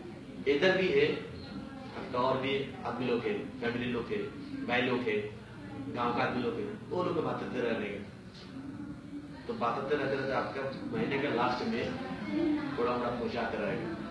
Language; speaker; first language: Hindi; non-native, learner; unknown